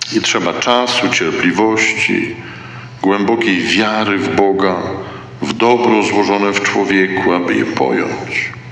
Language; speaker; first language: Polish; native; Polish